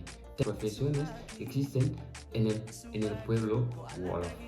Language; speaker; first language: Spanish; non-native, fluent; Fula